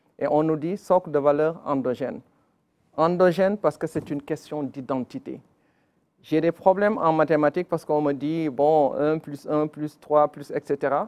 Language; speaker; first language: French; non-native, local second language; Wolof